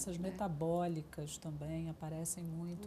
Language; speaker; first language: Portuguese; native; Portuguese